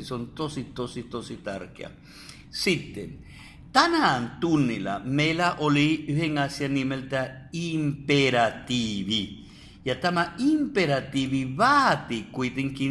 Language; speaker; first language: Finnish; non-native, fluent; Spanish